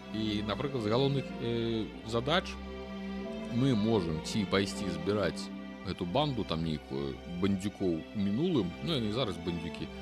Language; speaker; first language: Belarusian; non-native, local second language; Russian